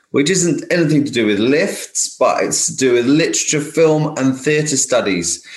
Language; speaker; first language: English; native; English